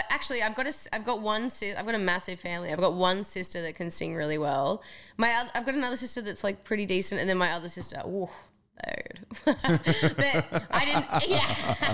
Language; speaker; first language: English; native; English